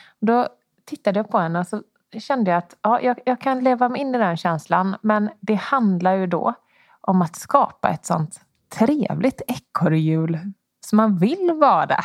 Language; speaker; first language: Swedish; native; Swedish